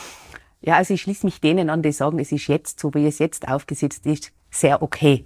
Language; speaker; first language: German; native; German